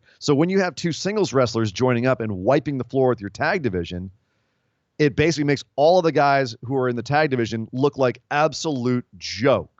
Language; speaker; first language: English; native; English